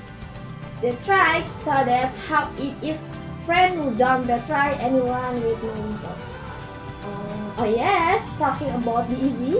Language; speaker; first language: English; non-native, learner; Indonesian